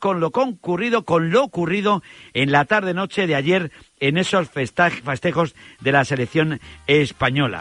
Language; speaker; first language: Spanish; native; Spanish